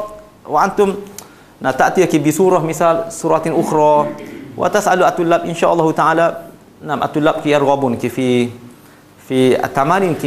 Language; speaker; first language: Arabic; non-native, fluent; Malay